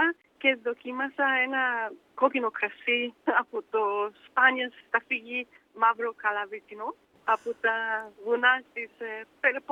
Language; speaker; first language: Greek; early bilingual, heritage; Danish